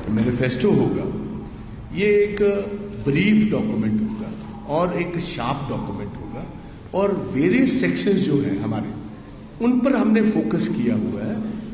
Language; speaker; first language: Hindi; non-native, local second language; Punjabi